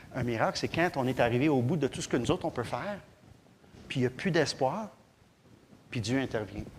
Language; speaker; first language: French; native; French